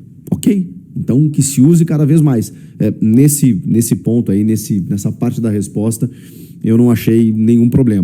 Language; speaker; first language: Portuguese; native; Portuguese